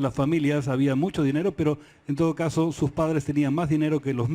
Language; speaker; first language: Spanish; native; Spanish